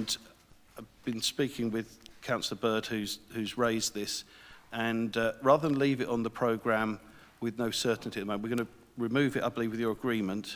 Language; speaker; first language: English; native; English